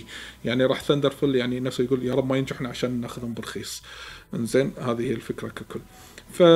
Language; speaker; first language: Arabic; native; Arabic